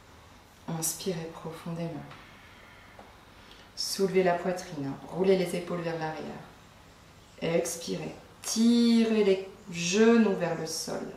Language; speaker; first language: French; native; French